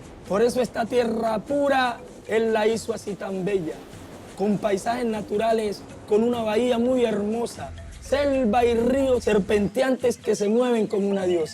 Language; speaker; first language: Spanish; native; Spanish